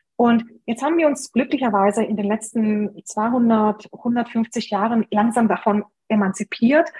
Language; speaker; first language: German; early bilingual, other home language; Hungarian